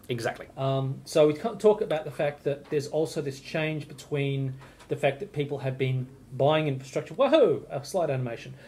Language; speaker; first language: English; native; English